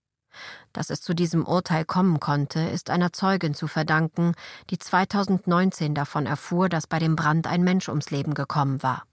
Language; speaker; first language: German; native; German